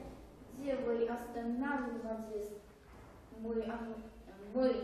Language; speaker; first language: Russian; non-native, learner; Chinese